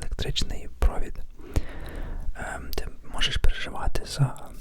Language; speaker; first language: Ukrainian; early bilingual, heritage; Ukrainian